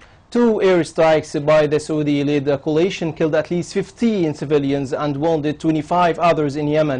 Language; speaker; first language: English; non-native, local second language; Arabic